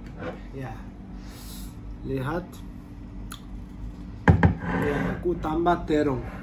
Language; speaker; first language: Indonesian; non-native, learner; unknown